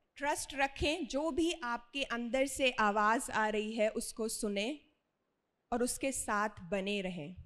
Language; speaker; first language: Hindi; native; Hindi